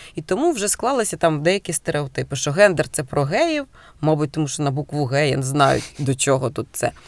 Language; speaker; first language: Ukrainian; native; Ukrainian